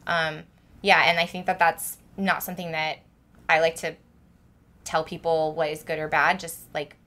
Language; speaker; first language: English; native; English